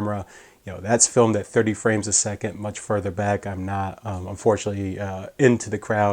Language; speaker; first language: English; native; English